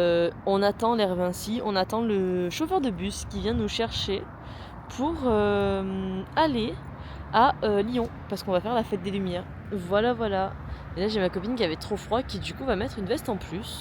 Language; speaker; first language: French; native; French